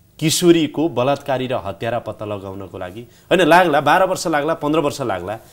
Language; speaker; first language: Nepali; native; Nepali